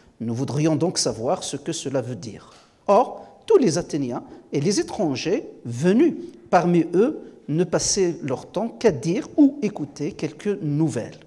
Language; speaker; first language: French; non-native, local second language; Kabyle